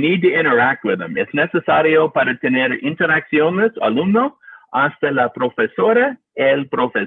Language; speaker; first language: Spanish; non-native, learner; English